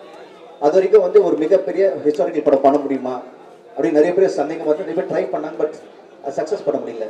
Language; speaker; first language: Tamil; native; Tamil